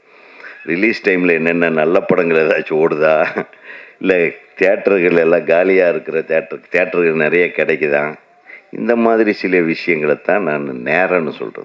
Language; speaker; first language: Tamil; native; Tamil